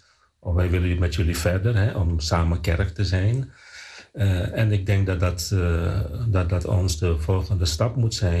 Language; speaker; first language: Dutch; non-native, fluent; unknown